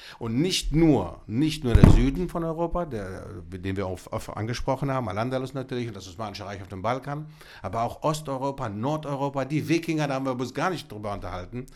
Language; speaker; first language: German; early bilingual, other home language; Greek